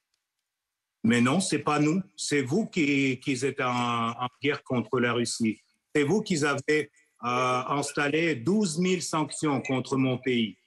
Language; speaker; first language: French; non-native, fluent; Russian